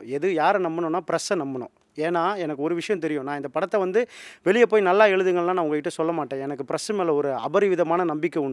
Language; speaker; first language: Tamil; native; Tamil